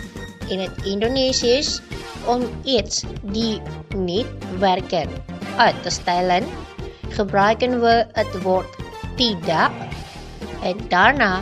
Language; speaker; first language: Dutch; non-native, fluent; Indonesian